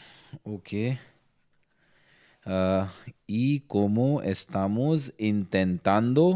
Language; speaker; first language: Spanish; non-native, learner; Hindi